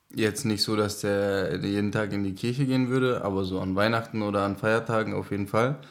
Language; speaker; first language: German; non-native, fluent; Czech